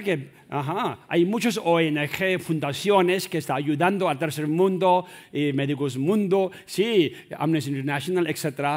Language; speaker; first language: Spanish; non-native, learner; Tibetan